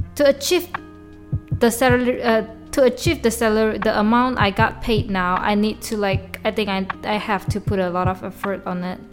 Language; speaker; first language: English; non-native, local second language; Chinese